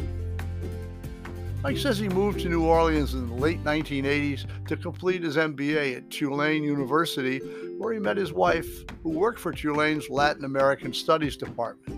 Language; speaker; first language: English; native; English